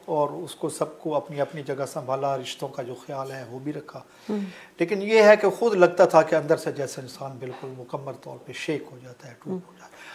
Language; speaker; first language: Urdu; non-native, local second language; Saraiki